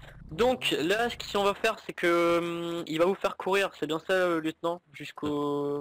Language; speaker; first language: French; native; French